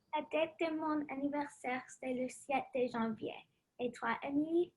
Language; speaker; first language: French; non-native, learner; English